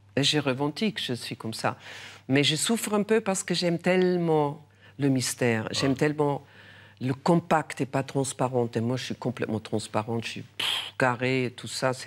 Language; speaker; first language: French; non-native, local second language; German